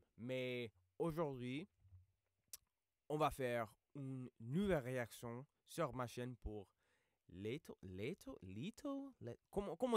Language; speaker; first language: French; non-native, fluent; English